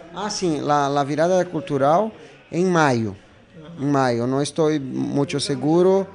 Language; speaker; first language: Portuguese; non-native, learner; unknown